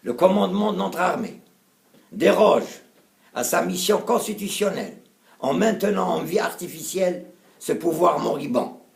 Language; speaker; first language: French; non-native, local second language; Arabic